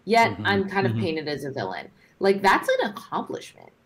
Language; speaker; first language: English; native; English